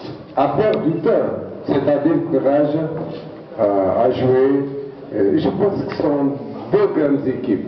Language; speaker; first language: French; non-native, fluent; Portuguese